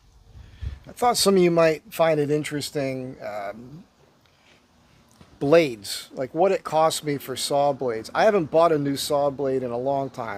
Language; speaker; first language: English; native; English